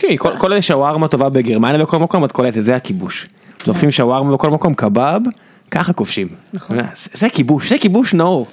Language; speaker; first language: Hebrew; native; Hebrew